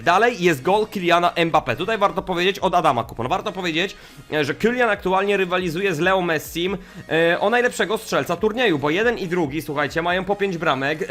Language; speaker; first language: Polish; native; Polish